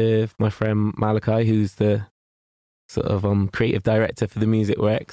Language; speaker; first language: English; native; English